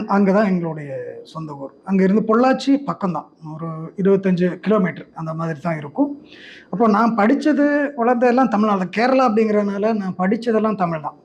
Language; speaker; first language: Tamil; non-native, local second language; Malayalam